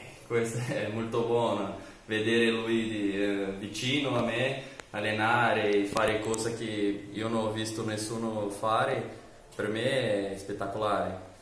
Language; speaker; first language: Italian; non-native, learner; Portuguese